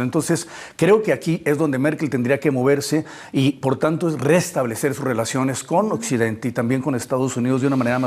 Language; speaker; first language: Spanish; native; Spanish